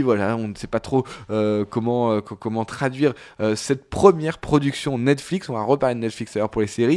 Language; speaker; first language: French; native; French